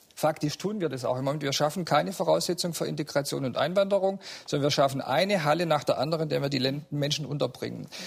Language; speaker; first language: German; native; German